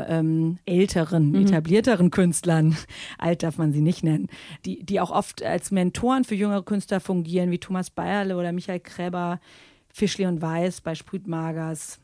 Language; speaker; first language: German; native; German